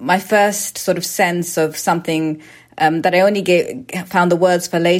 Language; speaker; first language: English; native; English